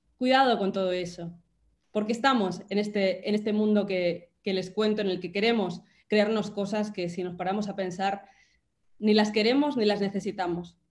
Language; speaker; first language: Spanish; native; Spanish